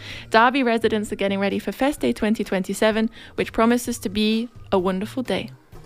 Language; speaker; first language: English; native; English